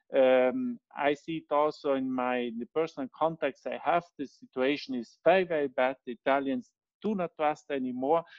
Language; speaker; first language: English; non-native, fluent; Italian